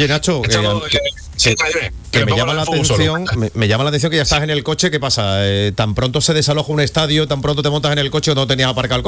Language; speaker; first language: Spanish; native; Spanish